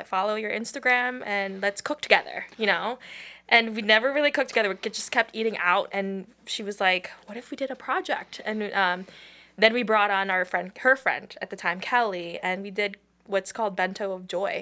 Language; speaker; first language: English; non-native, local second language; Filipino